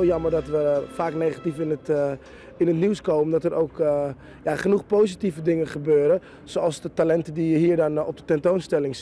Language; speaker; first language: Dutch; early bilingual, other home language; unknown